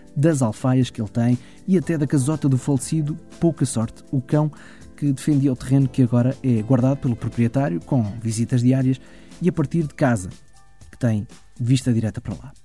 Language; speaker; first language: Portuguese; early bilingual, heritage; German